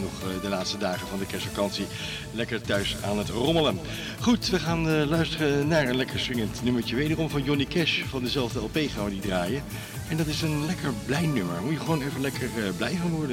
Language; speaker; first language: Dutch; native; Dutch